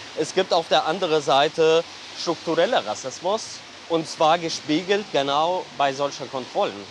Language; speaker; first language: German; non-native, fluent; Arabic